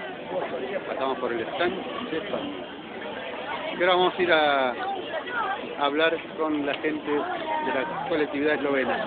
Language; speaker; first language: Spanish; native; Spanish